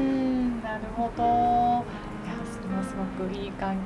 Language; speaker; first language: Japanese; native; Japanese